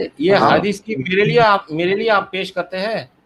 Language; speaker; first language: Hindi; non-native, learner; Bangla